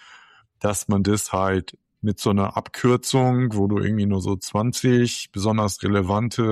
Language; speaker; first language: German; native; German